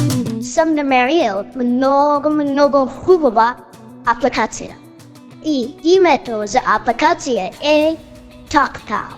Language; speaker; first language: Bulgarian; non-native, learner; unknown